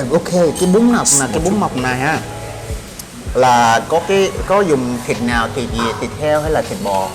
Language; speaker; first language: Vietnamese; non-native, fluent; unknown